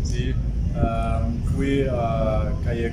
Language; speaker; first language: Spanish; non-native, learner; German